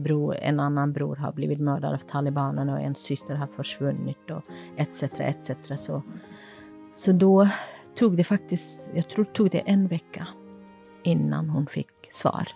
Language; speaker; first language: Swedish; non-native, fluent; Kurdish